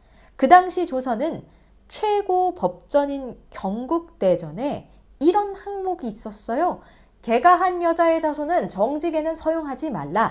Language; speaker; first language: Korean; native; Korean